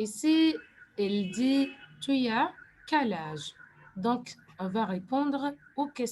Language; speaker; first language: French; non-native, fluent; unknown